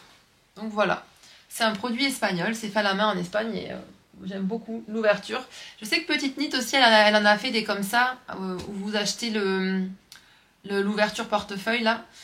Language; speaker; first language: French; native; French